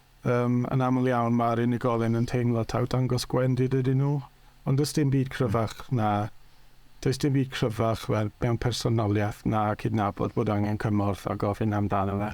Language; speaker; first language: Welsh; native; Welsh